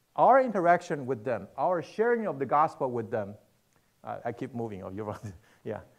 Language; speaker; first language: English; non-native, fluent; Chinese